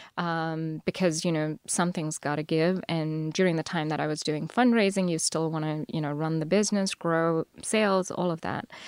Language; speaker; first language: English; non-native, local second language; Telugu